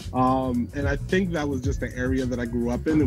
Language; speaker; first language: English; native; English